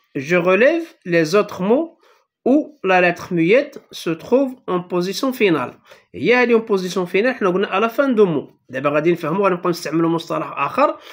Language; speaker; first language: French; non-native, local second language; Arabic